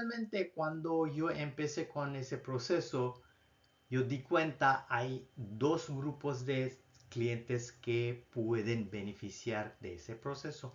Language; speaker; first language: Spanish; non-native, fluent; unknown